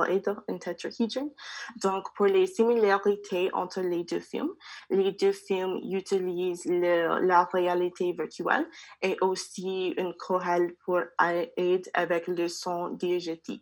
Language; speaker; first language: French; non-native, learner; English